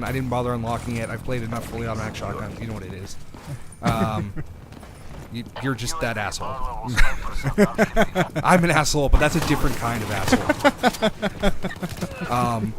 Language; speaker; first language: English; native; English